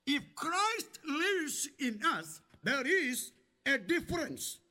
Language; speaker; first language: English; non-native, local second language; Malayalam